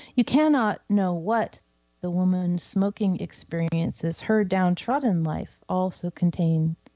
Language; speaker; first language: English; native; English